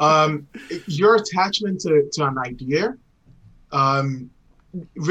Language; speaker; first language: English; non-native, local second language; Akan